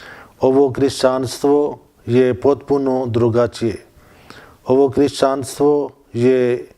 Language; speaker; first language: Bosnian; non-native, fluent; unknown